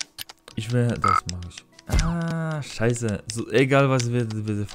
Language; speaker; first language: German; non-native, learner; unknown